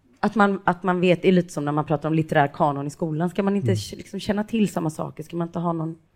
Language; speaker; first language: Swedish; native; Swedish